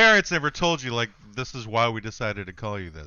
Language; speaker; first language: English; native; English